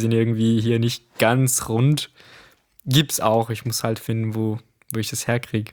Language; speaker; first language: German; non-native, fluent; Portuguese